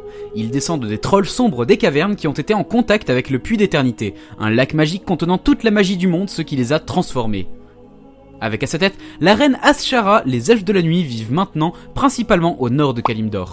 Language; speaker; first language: French; native; French